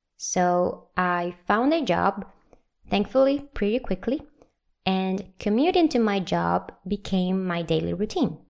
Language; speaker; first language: English; non-native, fluent; Spanish